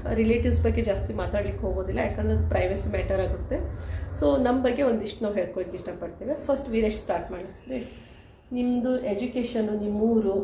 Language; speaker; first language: Kannada; native; Kannada